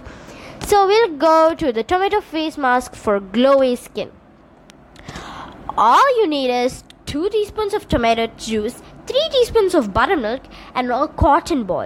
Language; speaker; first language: English; non-native, local second language; Tamil